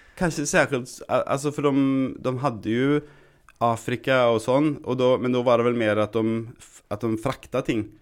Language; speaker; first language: Norwegian; native; Norwegian